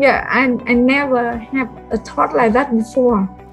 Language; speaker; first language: English; non-native, learner; Vietnamese